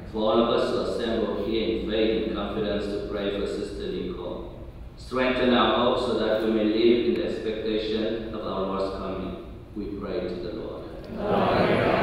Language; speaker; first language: English; non-native, fluent; Vietnamese